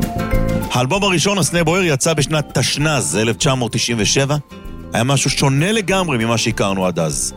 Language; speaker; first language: Hebrew; native; Hebrew